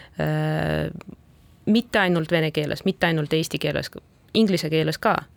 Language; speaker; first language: Estonian; non-native, local second language; Russian